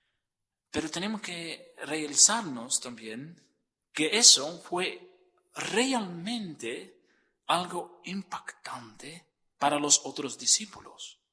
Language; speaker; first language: Spanish; non-native, fluent; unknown